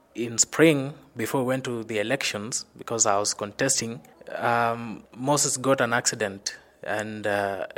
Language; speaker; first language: English; non-native, local second language; Luyia